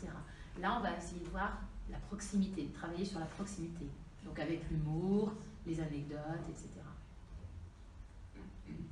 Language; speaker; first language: French; native; French